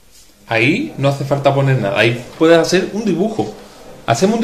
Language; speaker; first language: Spanish; native; Spanish